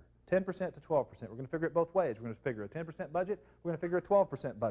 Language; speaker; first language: English; native; English